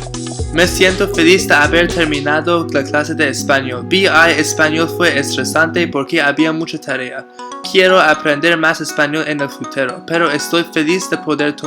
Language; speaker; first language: Spanish; non-native, learner; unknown